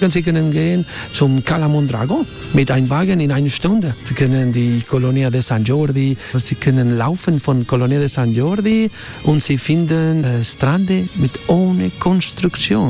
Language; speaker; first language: German; non-native, learner; Spanish